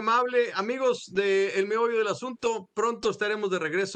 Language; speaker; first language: Spanish; native; Spanish